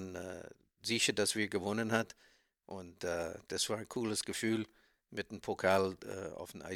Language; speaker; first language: German; non-native, learner; English